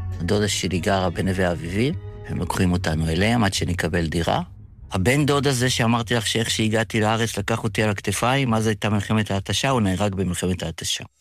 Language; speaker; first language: Hebrew; early bilingual, other home language; Yiddish